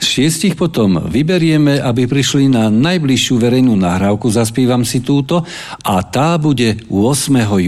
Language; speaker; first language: Slovak; native; Slovak